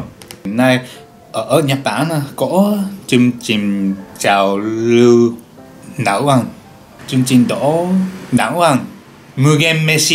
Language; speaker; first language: Vietnamese; non-native, learner; Japanese